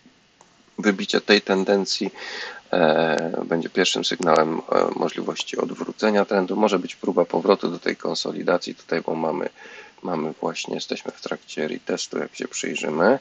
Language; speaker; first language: Polish; native; Polish